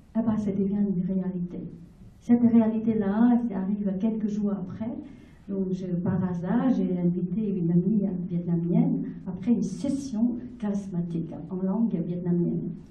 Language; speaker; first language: French; non-native, fluent; Vietnamese